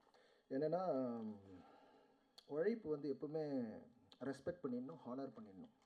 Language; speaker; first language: Tamil; native; Tamil